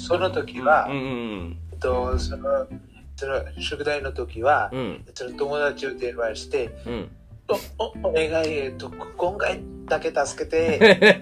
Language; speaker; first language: Japanese; non-native, learner; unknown